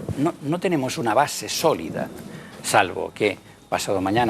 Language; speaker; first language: Spanish; native; Spanish